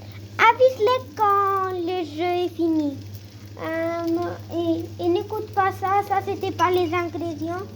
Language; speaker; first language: French; non-native, learner; Spanish